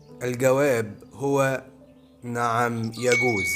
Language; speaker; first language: Arabic; native; Arabic